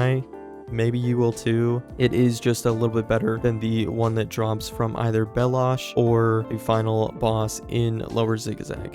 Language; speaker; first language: English; native; English